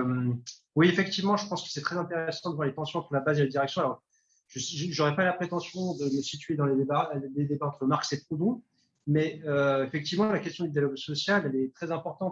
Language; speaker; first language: French; native; French